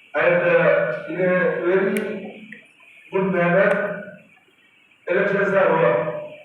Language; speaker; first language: English; non-native, local second language; Telugu